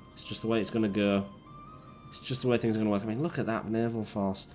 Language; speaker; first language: English; native; English